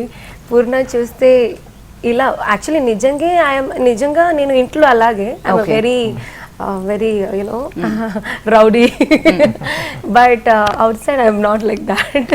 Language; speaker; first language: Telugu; non-native, learner; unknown